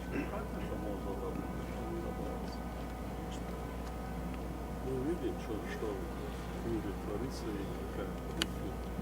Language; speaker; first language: Russian; non-native, local second language; Tajik